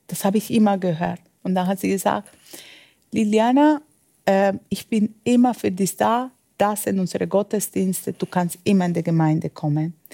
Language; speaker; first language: German; non-native, fluent; Spanish